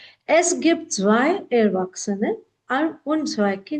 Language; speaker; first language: German; non-native, fluent; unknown